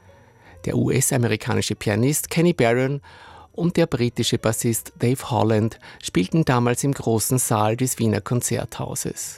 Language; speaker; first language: German; native; German